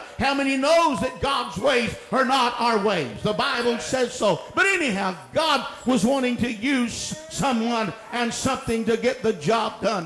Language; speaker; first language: English; native; English